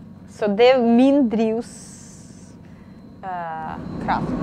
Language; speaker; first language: Danish; non-native, fluent; Russian